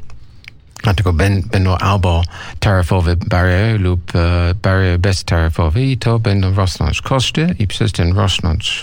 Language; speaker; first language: Polish; non-native, fluent; English